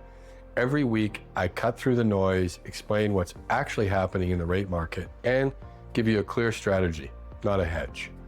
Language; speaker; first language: English; native; English